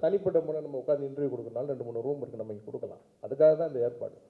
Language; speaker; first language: Tamil; native; Tamil